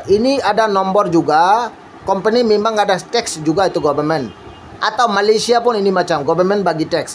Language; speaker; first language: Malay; non-native, learner; Bangla